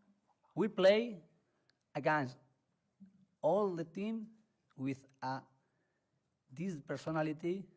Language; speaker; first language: English; non-native, learner; Spanish